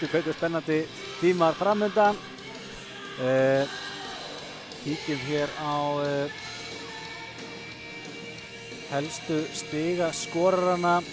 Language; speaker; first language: Icelandic; native; Icelandic